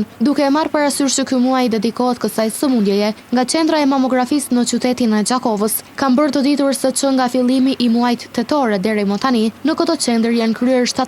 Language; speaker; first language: Albanian; native; Albanian